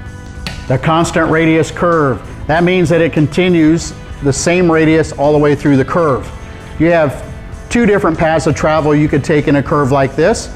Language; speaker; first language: English; native; English